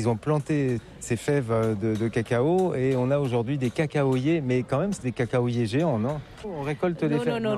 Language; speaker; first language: French; native; French